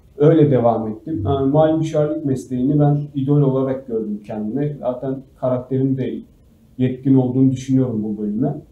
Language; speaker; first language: Turkish; native; Turkish